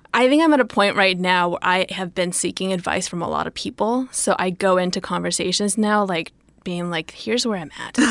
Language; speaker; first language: English; native; English